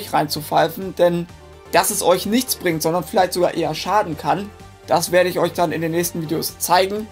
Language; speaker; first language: German; native; German